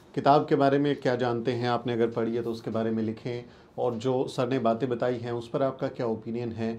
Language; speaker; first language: Hindi; native; Hindi